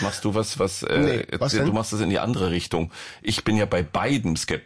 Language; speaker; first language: German; native; German